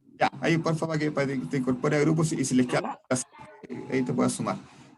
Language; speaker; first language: Spanish; native; Spanish